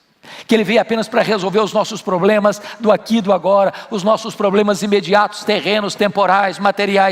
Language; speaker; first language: Portuguese; native; Portuguese